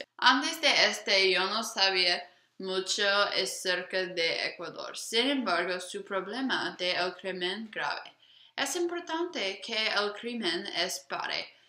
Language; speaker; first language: Spanish; non-native, learner; English